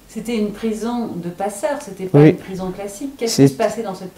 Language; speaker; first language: French; native; French